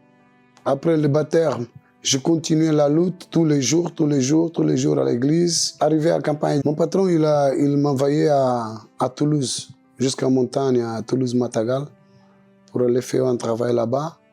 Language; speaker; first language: French; non-native, local second language; Portuguese